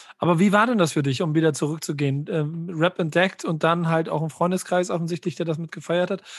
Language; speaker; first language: German; native; German